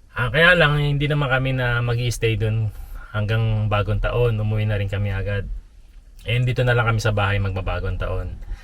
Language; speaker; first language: Filipino; native; Filipino